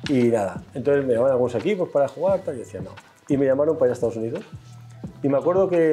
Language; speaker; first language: Spanish; early bilingual, other home language; Catalan